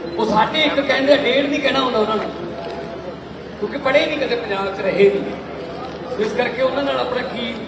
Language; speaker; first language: Punjabi; native; Punjabi